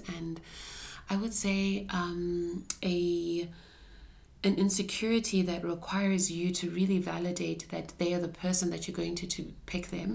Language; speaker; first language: English; non-native, local second language; Shona